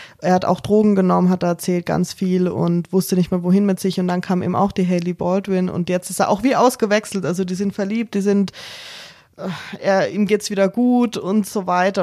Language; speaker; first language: German; native; German